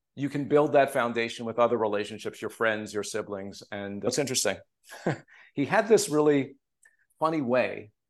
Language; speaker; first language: English; native; English